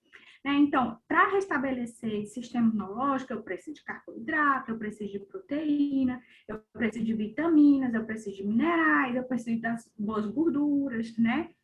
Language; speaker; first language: Portuguese; native; Portuguese